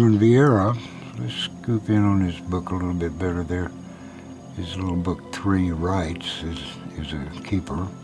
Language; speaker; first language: English; native; English